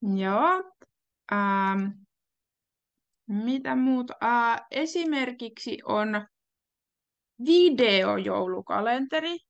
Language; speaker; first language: Finnish; native; Finnish